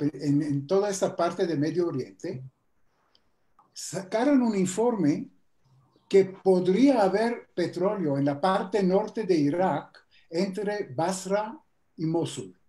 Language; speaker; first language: Spanish; non-native, fluent; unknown